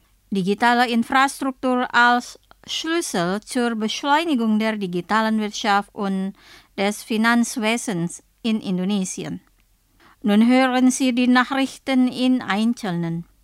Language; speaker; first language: German; non-native, fluent; Indonesian